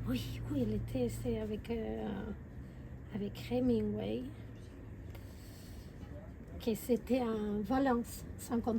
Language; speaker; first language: French; non-native, fluent; Spanish